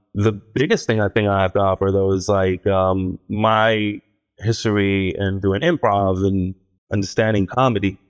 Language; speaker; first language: English; early bilingual, heritage; Hebrew